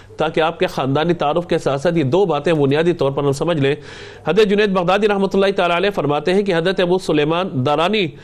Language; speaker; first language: Urdu; native; Urdu